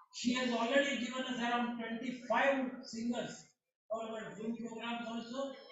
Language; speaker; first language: English; non-native, local second language; Gujarati